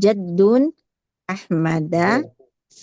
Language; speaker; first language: Arabic; non-native, learner; Indonesian